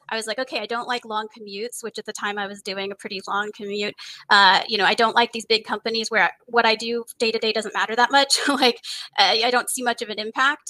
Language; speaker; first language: English; native; English